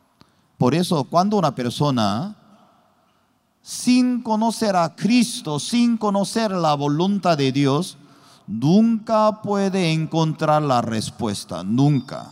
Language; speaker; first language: Spanish; non-native, learner; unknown